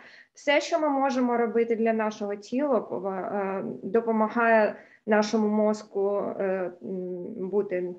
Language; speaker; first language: Ukrainian; non-native, local second language; Russian